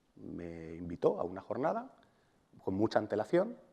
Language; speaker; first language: Spanish; non-native, local second language; Catalan